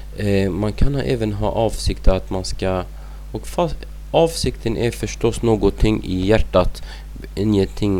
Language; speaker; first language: Swedish; non-native, fluent; Arabic